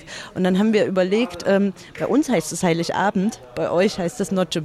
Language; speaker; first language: German; native; German